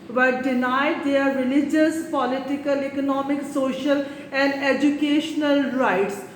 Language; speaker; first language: English; non-native, local second language; Urdu